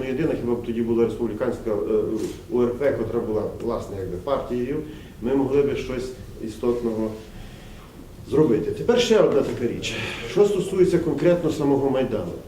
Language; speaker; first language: Ukrainian; native; Ukrainian